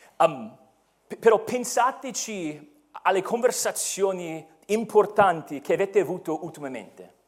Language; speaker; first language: Italian; non-native, fluent; English